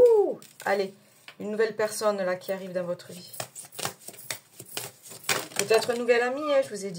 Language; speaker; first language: French; native; French